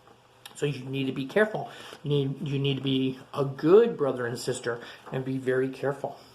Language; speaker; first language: English; native; English